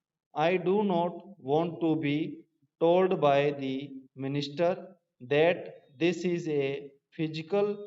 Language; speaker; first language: English; non-native, local second language; Hindi